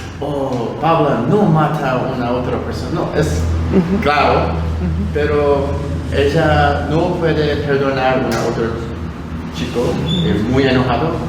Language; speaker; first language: Spanish; non-native, learner; Korean